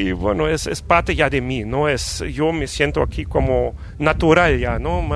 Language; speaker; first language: Spanish; non-native, fluent; German